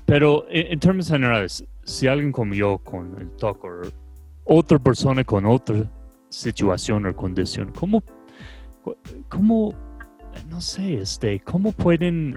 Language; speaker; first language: Spanish; non-native, fluent; English